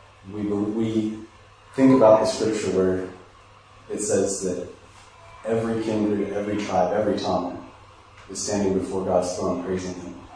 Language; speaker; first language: English; native; English